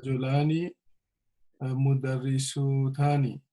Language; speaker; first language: Arabic; non-native, learner; English